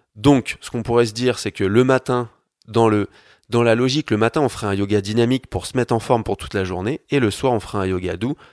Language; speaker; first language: French; native; French